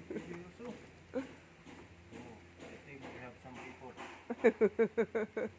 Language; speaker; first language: English; non-native, local second language; Cebuano